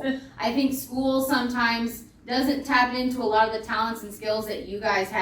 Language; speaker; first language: English; native; English